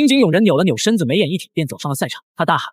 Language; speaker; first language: Chinese; native; Chinese